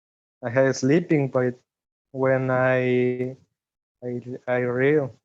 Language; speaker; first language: English; non-native, learner; Spanish